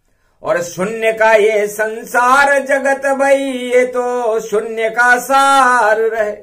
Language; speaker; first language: Hindi; native; Hindi